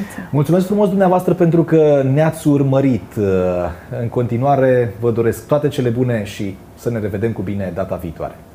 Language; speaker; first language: Romanian; native; Romanian